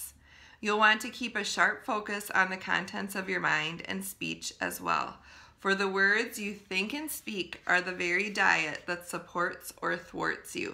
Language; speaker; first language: English; native; English